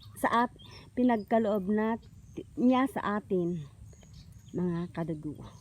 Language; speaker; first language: Filipino; native; Filipino